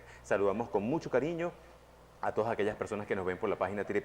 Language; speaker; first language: Spanish; native; Spanish